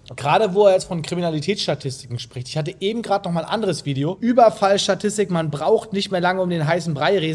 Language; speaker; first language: German; native; German